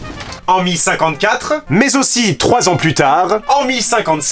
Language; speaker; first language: French; native; French